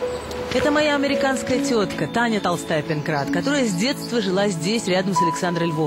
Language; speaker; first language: Russian; native; Russian